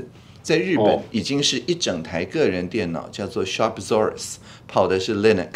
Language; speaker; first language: Chinese; native; Chinese